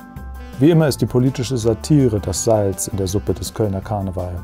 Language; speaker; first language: German; native; German